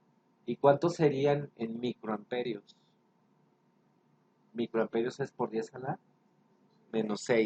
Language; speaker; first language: Spanish; native; Spanish